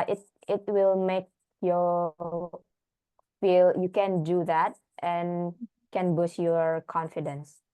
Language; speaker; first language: English; non-native, learner; Indonesian